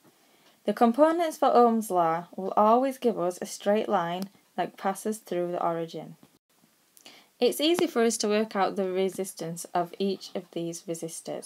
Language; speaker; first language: English; native; English